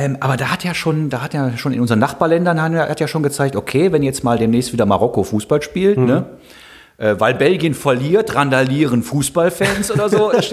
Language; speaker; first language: German; native; German